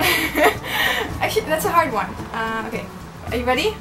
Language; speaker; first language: English; non-native, fluent; German